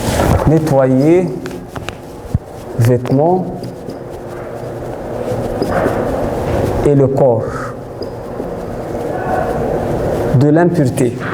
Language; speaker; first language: French; non-native, fluent; Arabic